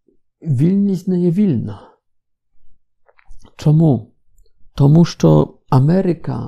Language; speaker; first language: Ukrainian; non-native, fluent; Polish